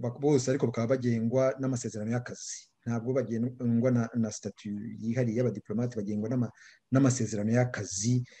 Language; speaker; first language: Kinyarwanda; native; Kinyarwanda